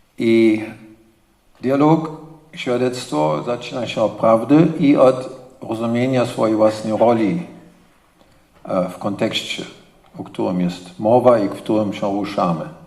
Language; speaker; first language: Polish; non-native, fluent; German